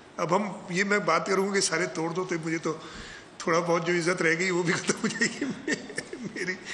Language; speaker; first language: Urdu; non-native, local second language; Sindhi